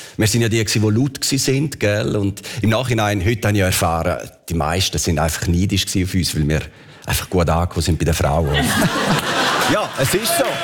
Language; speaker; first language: German; early bilingual, other home language; Italian